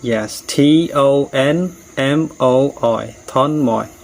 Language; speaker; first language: English; non-native, learner; Bangla